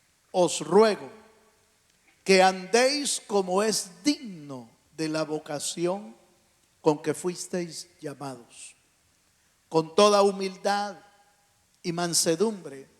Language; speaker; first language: Spanish; native; Spanish